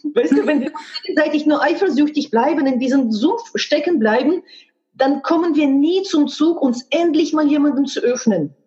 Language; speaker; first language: German; non-native, fluent; Russian